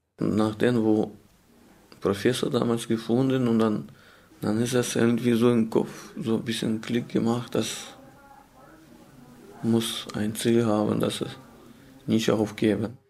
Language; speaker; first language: German; non-native, learner; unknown